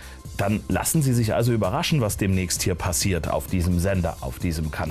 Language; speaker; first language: German; native; German